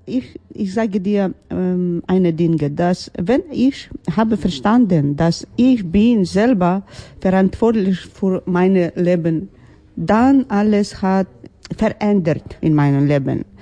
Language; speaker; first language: German; non-native, learner; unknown